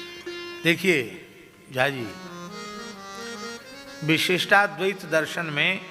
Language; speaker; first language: Hindi; native; Hindi